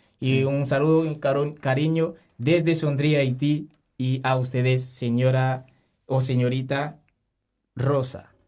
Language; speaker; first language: Spanish; non-native, learner; Haitian Creole